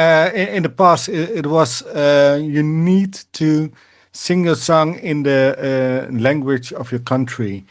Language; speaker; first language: English; non-native, fluent; Dutch